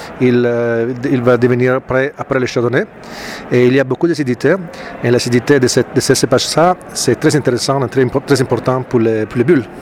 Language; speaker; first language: French; non-native, fluent; Italian